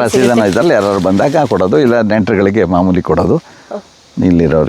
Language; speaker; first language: Kannada; native; Kannada